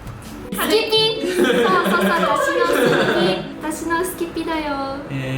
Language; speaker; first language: Japanese; non-native, learner; English